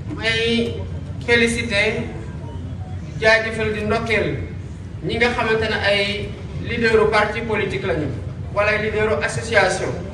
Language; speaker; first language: Wolof; non-native, local second language; Serer